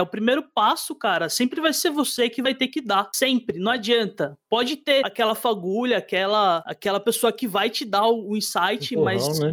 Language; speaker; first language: Portuguese; native; Portuguese